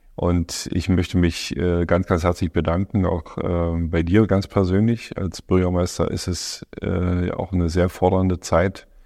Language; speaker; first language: German; native; German